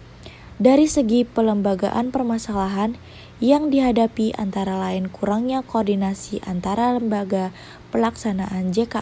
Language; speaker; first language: Indonesian; native; Indonesian